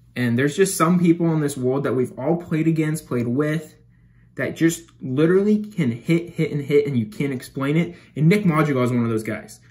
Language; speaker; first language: English; native; English